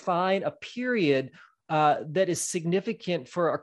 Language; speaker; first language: English; native; English